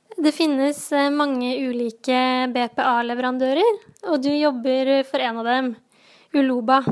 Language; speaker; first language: Norwegian; native; Norwegian